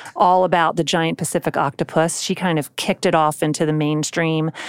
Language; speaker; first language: English; native; English